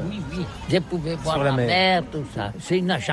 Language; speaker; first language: French; non-native, learner; Catalan